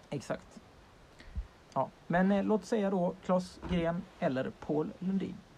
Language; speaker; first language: Swedish; native; Swedish